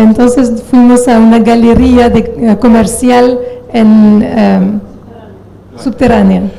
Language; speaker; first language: Spanish; non-native, fluent; French